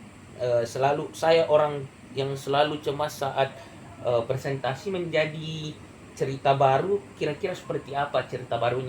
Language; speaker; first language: Indonesian; native; Indonesian